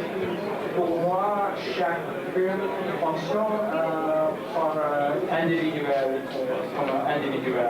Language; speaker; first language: French; non-native, learner; English